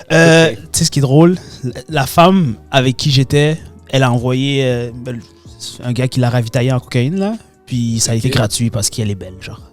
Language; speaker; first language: French; native; French